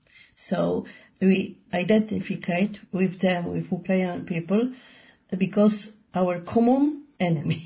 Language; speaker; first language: English; non-native, learner; Polish